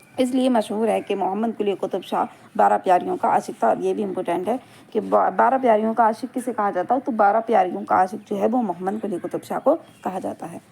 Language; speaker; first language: Urdu; native; Urdu